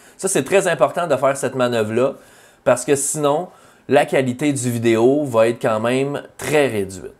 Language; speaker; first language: French; native; French